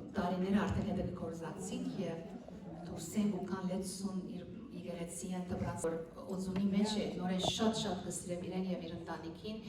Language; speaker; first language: Armenian; early bilingual, heritage; Armenian